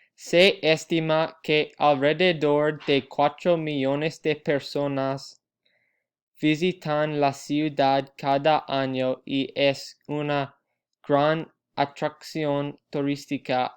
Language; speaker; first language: Spanish; non-native, learner; English